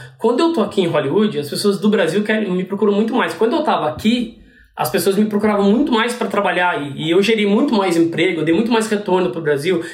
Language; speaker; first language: Portuguese; native; Portuguese